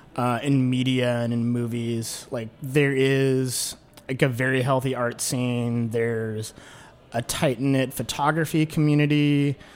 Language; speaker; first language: English; native; English